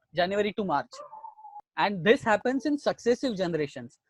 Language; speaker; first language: English; non-native, local second language; Marathi